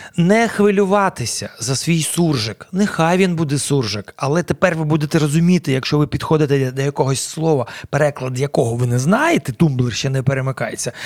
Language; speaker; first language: Ukrainian; non-native, local second language; Russian